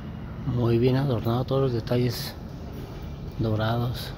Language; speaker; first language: Spanish; native; Spanish